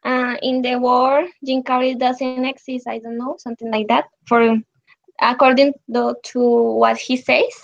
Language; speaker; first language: English; non-native, learner; Spanish